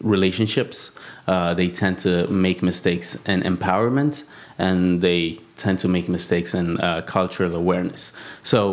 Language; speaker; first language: English; non-native, fluent; Amharic